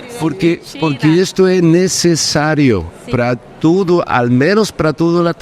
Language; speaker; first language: Portuguese; non-native, fluent; Spanish